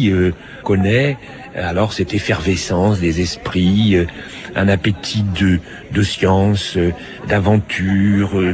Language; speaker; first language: French; native; French